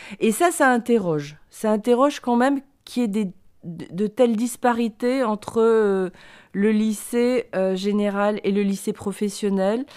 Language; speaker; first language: French; native; French